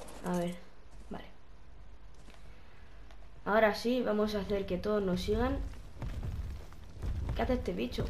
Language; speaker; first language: Spanish; native; Spanish